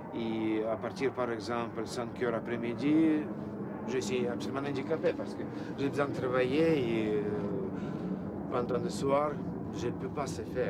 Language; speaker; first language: French; non-native, learner; Russian